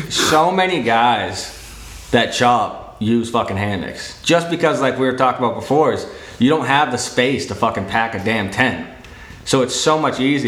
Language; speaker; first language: English; native; English